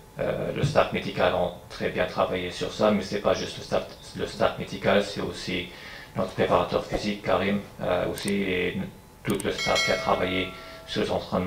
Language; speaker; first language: French; non-native, fluent; English